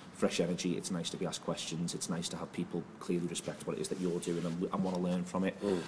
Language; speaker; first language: English; native; English